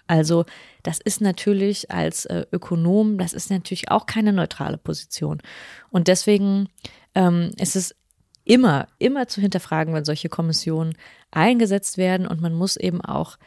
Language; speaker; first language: German; native; German